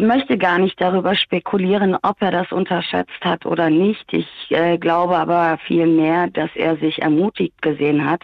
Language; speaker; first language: German; early bilingual, other home language; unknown